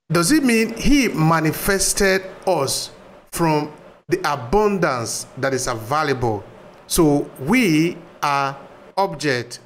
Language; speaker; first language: English; non-native, local second language; Bini